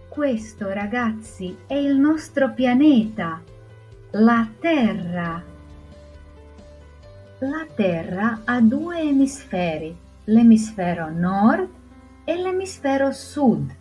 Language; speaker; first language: Italian; non-native, fluent; Croatian